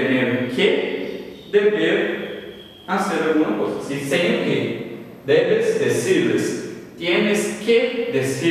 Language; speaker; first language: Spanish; non-native, fluent; Portuguese